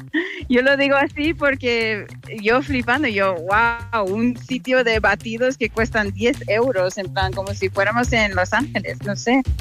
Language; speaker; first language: Spanish; non-native, fluent; English